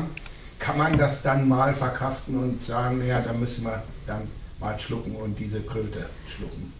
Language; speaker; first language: German; native; German